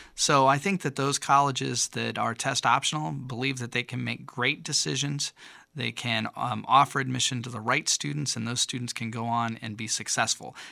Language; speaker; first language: English; native; English